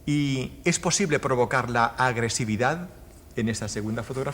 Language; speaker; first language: Spanish; native; Spanish